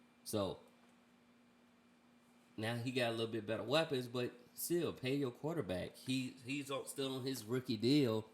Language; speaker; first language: English; native; English